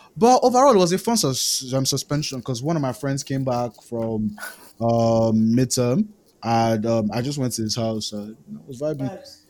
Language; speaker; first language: English; non-native, local second language; Yoruba